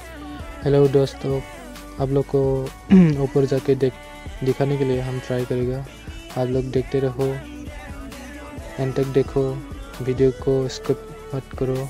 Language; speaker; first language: Hindi; non-native, local second language; Bodo